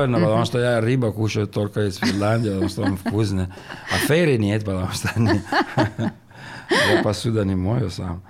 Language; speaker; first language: Russian; non-native, learner; Italian